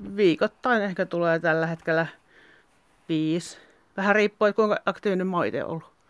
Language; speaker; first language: Finnish; native; Finnish